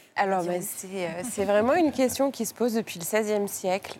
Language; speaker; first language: French; non-native, local second language; Arabic